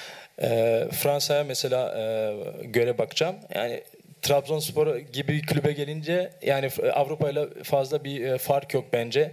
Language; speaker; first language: Turkish; early bilingual, heritage; Turkish